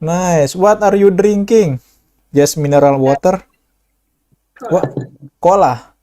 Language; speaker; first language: English; non-native, learner; Indonesian